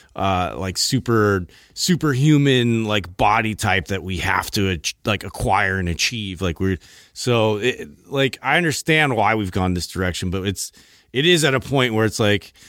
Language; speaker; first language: English; native; English